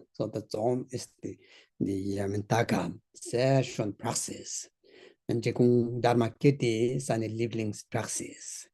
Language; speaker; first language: German; non-native, learner; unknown